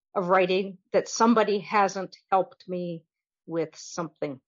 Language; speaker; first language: English; native; English